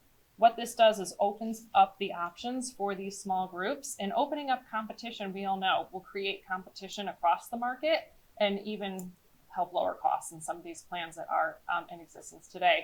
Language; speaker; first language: English; native; English